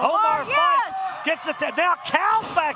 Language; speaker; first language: English; native; English